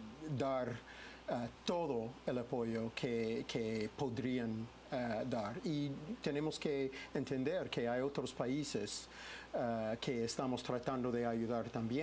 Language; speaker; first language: Spanish; non-native, fluent; English